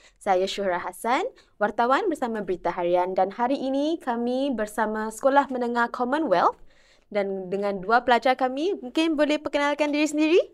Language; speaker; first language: Malay; native; Malay